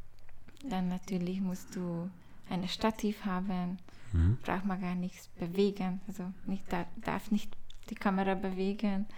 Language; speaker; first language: German; non-native, learner; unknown